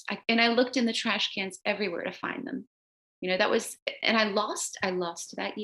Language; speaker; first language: English; early bilingual, other home language; Romanian